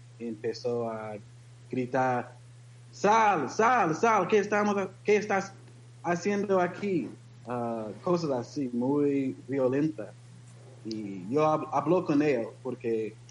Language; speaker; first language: Spanish; non-native, learner; English